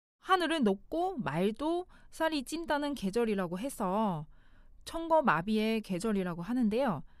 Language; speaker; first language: Korean; non-native, fluent; Chinese